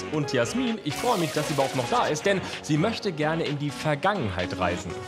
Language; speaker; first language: German; native; German